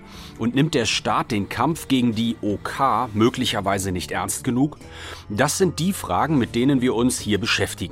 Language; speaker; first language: German; native; German